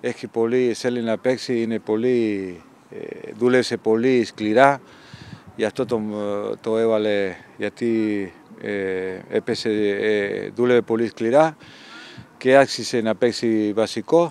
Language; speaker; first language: Greek; non-native, fluent; Spanish